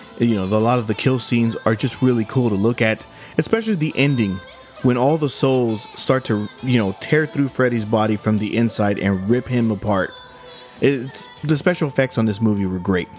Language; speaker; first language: English; native; English